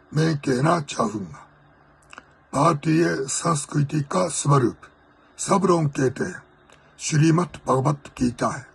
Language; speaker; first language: Hindi; non-native, fluent; Japanese